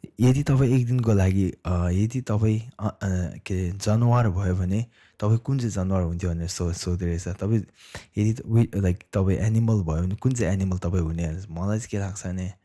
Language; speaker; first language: Nepali; non-native, local second language; Tibetan